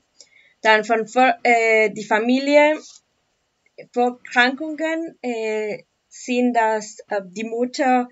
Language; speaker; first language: German; non-native, learner; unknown